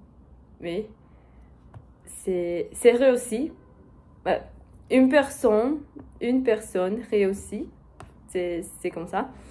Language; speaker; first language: French; non-native, learner; Portuguese